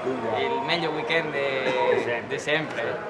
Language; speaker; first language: Italian; non-native, learner; Spanish